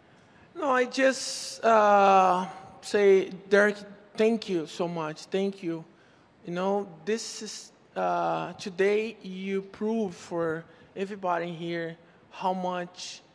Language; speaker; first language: English; non-native, learner; Portuguese